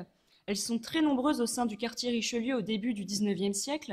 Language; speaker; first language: French; native; French